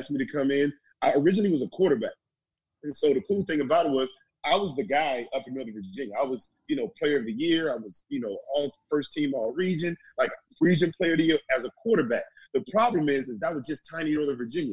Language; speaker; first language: English; native; English